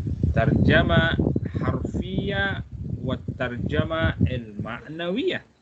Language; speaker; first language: Arabic; non-native, fluent; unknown